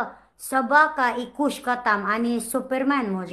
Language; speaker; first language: Russian; non-native, learner; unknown